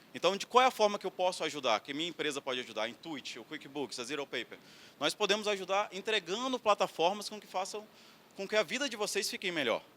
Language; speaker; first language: Portuguese; native; Portuguese